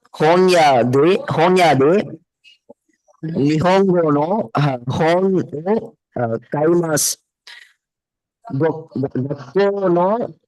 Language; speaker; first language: Japanese; non-native, learner; Tamil